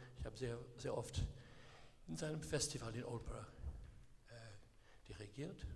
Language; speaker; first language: German; non-native, learner; English